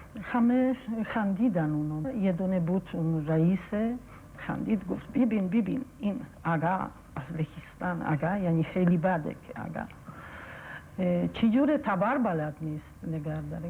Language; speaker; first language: Persian; non-native, fluent; Polish